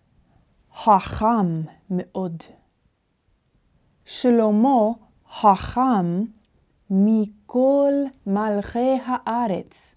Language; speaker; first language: Hebrew; non-native, fluent; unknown